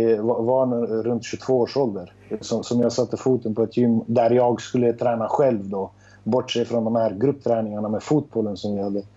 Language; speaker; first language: Swedish; early bilingual, other home language; Albanian